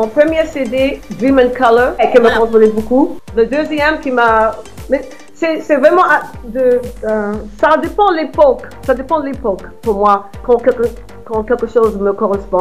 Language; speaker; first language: French; non-native, fluent; English